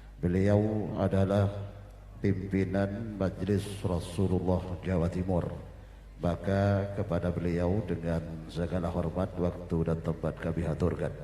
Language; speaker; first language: Indonesian; non-native, local second language; Madurese